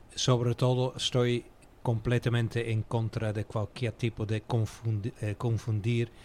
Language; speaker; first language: Spanish; non-native, fluent; Dutch